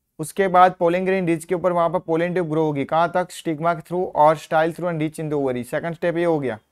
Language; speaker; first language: Hindi; non-native, local second language; Gujarati